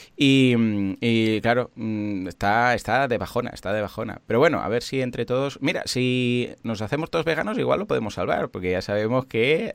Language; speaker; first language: Spanish; native; Spanish